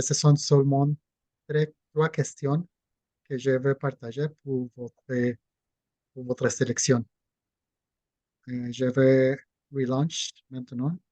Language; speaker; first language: French; non-native, fluent; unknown